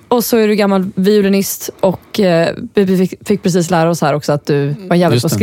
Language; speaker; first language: Swedish; native; Swedish